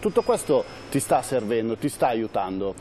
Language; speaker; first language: Italian; native; Italian